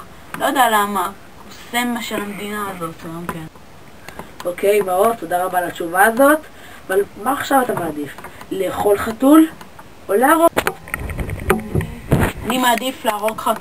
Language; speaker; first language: Hebrew; native; Hebrew